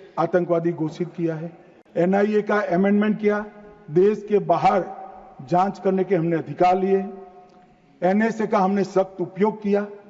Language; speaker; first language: Hindi; native; Hindi